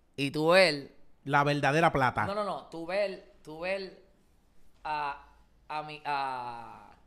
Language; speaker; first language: Spanish; native; Spanish